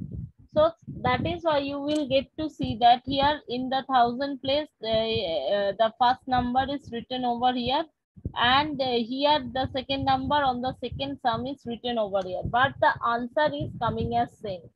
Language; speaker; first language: English; non-native, local second language; Bangla